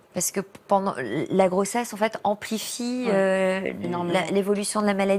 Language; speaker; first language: French; native; French